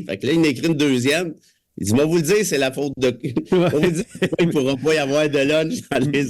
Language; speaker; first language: French; native; French